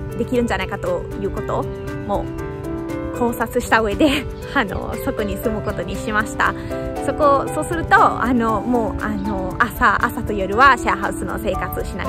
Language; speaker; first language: Japanese; non-native, fluent; Italian